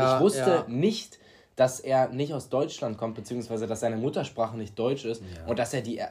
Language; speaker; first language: German; early bilingual, other home language; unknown